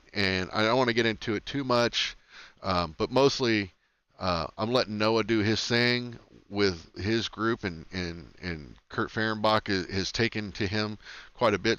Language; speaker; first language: English; native; English